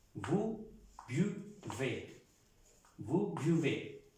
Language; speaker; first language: French; non-native, fluent; Spanish